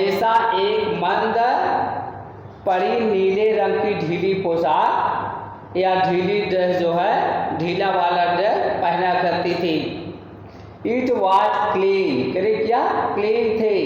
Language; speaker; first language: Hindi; native; Hindi